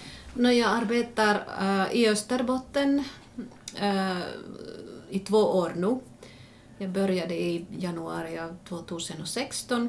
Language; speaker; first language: Swedish; non-native, local second language; Finnish